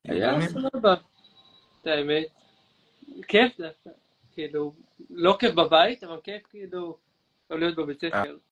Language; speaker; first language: Hebrew; native; Hebrew